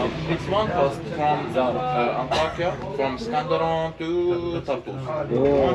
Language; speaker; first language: English; non-native, learner; Arabic